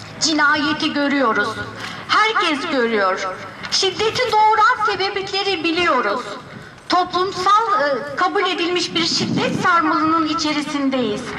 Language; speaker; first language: Turkish; native; Turkish